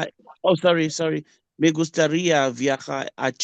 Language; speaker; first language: Spanish; non-native, learner; English